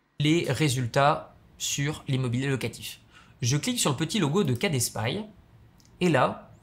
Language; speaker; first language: French; native; French